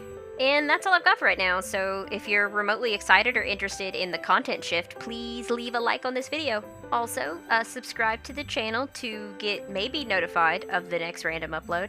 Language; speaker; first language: English; native; English